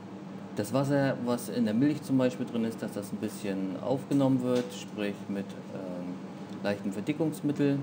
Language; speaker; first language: German; native; German